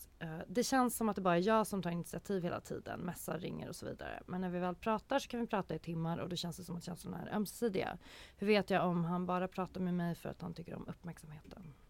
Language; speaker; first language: Swedish; native; Swedish